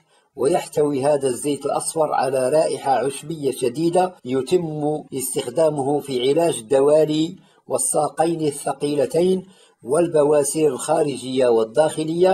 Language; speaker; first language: Arabic; native; Arabic